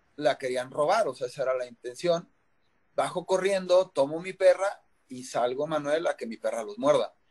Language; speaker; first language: Spanish; native; Spanish